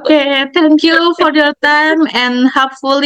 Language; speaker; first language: English; non-native, learner; Indonesian